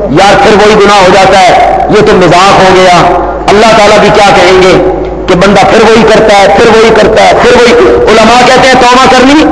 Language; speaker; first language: Urdu; native; Urdu